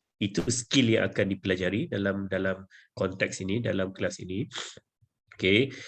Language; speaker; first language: Malay; native; Malay